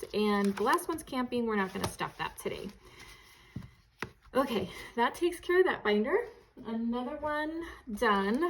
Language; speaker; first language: English; native; English